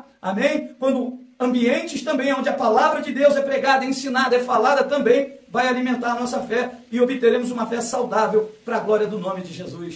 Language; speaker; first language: Portuguese; native; Portuguese